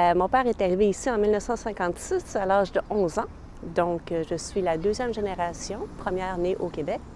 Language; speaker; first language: French; native; French